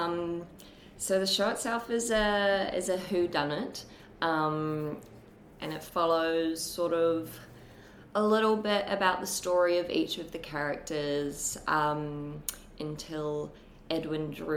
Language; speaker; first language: English; native; English